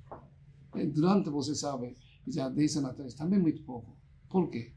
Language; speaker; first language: Portuguese; non-native, learner; Japanese